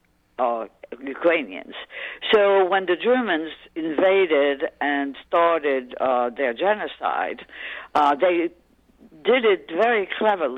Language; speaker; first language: English; early bilingual, other home language; French